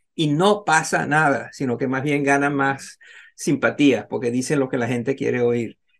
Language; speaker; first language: Spanish; native; Spanish